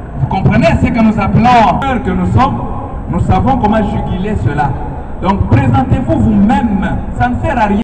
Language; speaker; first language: French; non-native, local second language; Lingala